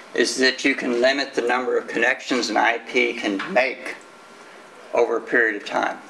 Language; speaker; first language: English; native; English